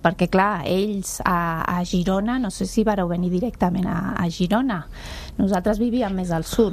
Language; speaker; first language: Catalan; non-native, fluent; Persian